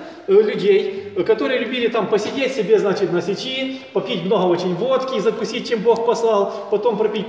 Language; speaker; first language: Russian; native; Russian